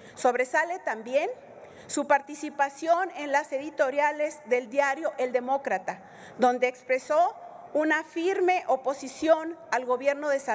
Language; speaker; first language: Spanish; native; Spanish